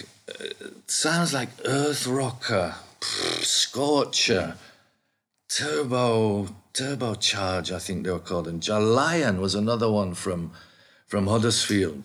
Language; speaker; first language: English; native; English